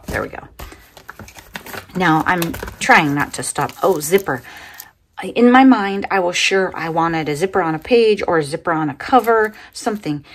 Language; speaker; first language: English; native; English